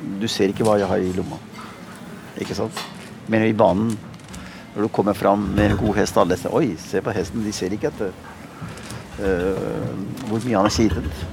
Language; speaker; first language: Norwegian; early bilingual, other home language; Punjabi